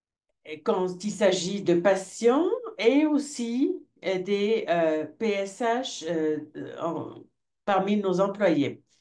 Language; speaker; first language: French; non-native, fluent; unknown